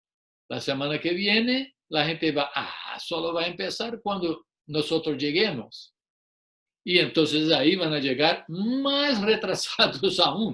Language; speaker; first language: Spanish; non-native, fluent; English